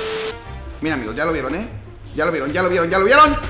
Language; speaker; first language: Spanish; native; Spanish